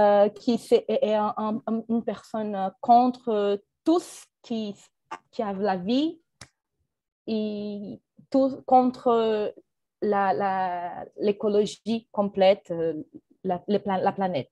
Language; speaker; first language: French; non-native, fluent; Portuguese